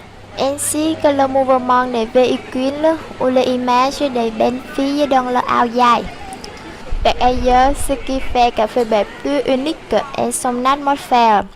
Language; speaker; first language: French; non-native, local second language; Vietnamese